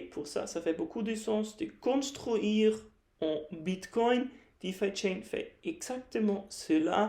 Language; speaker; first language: French; non-native, fluent; German